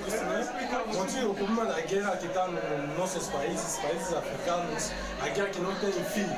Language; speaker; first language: Portuguese; non-native, learner; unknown